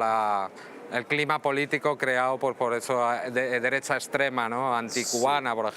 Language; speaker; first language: Spanish; native; Spanish